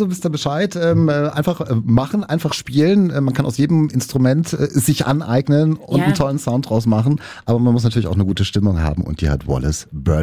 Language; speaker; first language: German; native; German